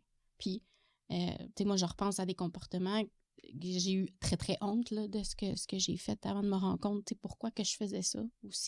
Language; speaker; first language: French; native; French